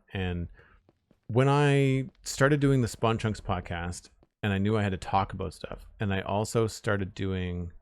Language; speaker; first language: English; native; English